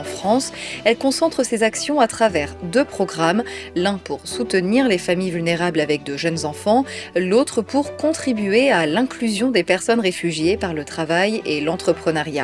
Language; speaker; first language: French; native; French